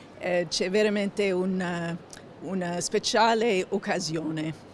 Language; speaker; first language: Italian; non-native, fluent; English